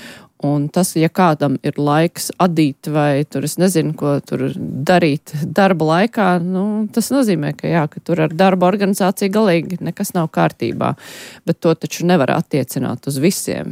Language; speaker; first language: Latvian; native; Latvian